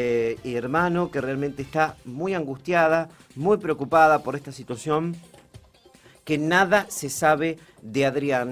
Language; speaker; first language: Spanish; native; Spanish